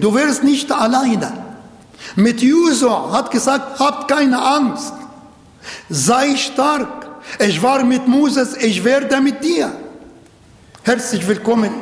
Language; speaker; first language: German; non-native, learner; Arabic